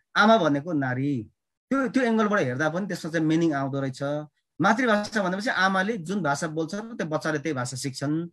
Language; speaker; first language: Nepali; non-native, local second language; Limbu